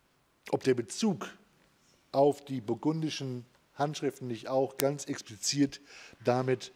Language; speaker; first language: German; native; German